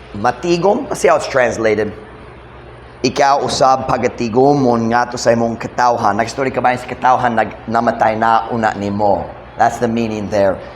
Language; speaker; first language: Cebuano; non-native, fluent; English